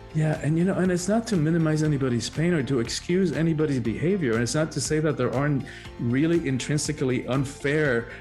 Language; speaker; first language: English; early bilingual, other home language; Spanish